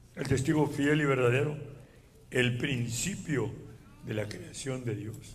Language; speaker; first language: Spanish; native; Spanish